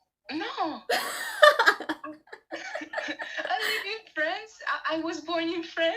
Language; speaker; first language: English; non-native, learner; French